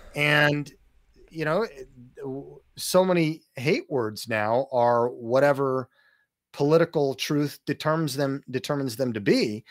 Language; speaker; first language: English; native; English